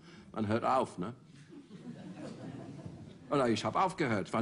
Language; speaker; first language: German; non-native, fluent; English